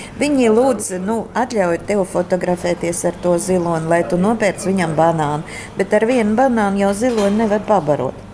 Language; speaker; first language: Latvian; native; Latvian